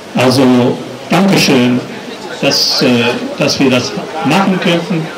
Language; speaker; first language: German; non-native, fluent; English